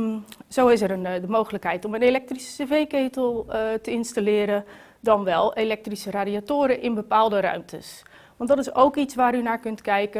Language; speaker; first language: Dutch; native; Dutch